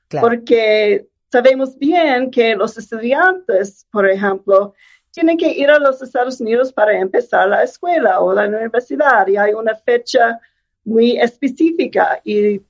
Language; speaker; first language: Spanish; non-native, fluent; English